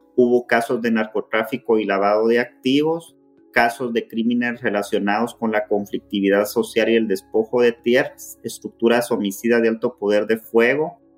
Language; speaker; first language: Spanish; native; Spanish